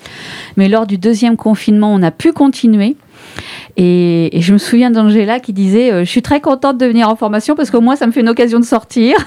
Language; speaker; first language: French; native; French